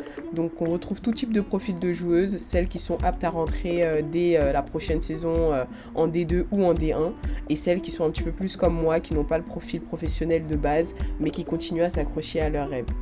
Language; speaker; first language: French; early bilingual, other home language; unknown